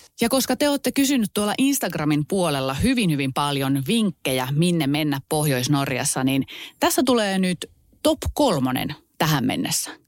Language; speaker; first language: Finnish; native; Finnish